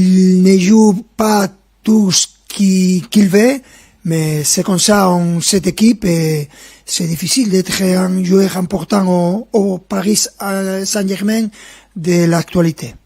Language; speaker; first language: French; non-native, fluent; Spanish